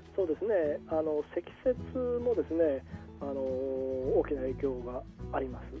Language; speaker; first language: Japanese; native; Japanese